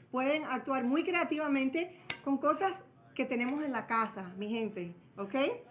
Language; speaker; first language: Spanish; early bilingual, heritage; Spanish